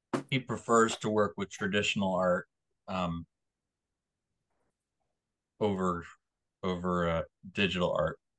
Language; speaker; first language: English; native; English